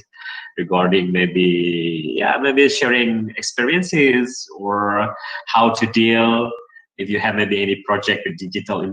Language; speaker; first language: English; non-native, fluent; Indonesian